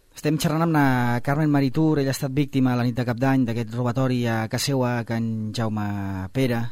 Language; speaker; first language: Catalan; native; Catalan